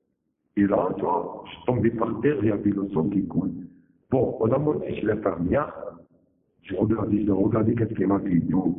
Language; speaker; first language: French; non-native, learner; Arabic